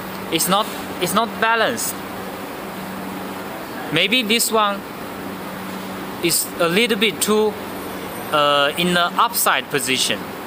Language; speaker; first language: English; non-native, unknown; Chinese